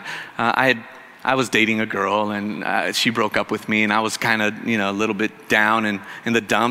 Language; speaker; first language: English; native; English